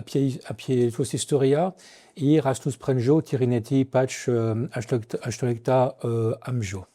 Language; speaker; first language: Lithuanian; non-native, fluent; French